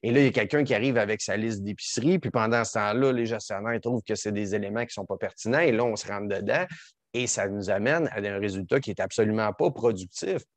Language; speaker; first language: French; native; French